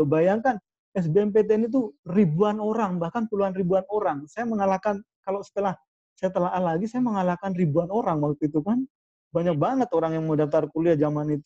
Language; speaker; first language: Indonesian; non-native, local second language; Madurese